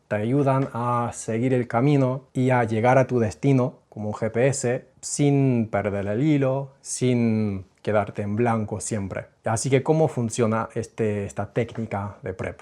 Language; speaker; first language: Spanish; non-native, fluent; English